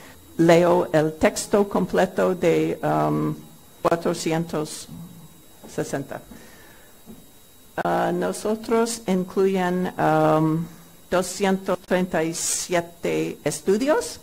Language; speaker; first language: Spanish; non-native, fluent; English